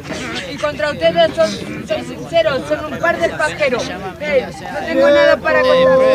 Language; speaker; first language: Spanish; native; Spanish